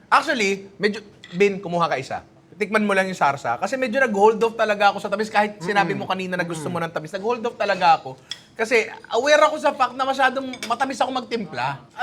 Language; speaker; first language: Filipino; native; Filipino